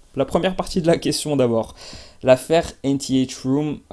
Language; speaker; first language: French; non-native, local second language; Arabic